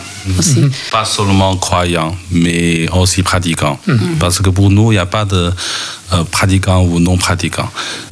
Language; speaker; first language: French; non-native, fluent; Chinese